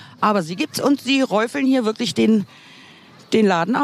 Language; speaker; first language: German; native; German